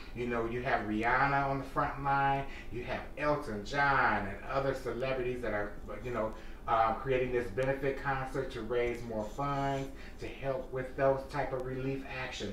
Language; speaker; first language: English; native; English